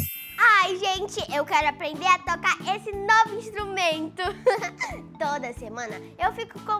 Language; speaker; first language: Portuguese; native; Portuguese